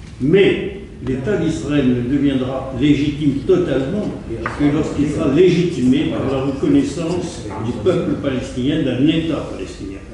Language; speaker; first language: French; native; French